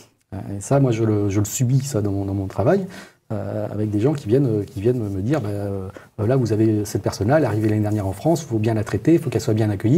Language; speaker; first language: French; native; French